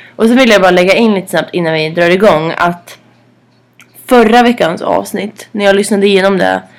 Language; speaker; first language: Swedish; native; Swedish